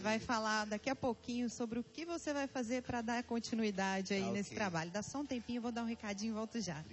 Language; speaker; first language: Portuguese; native; Portuguese